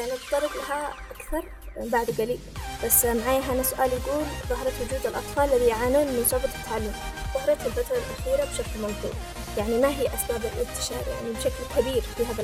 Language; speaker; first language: Arabic; native; Arabic